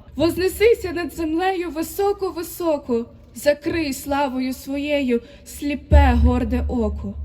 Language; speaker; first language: Ukrainian; native; Ukrainian